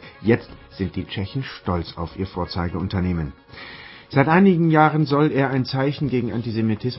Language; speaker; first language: German; native; German